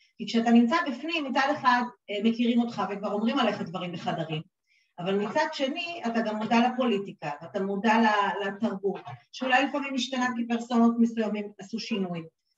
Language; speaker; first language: Hebrew; native; Hebrew